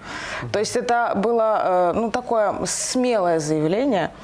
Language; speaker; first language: Russian; native; Russian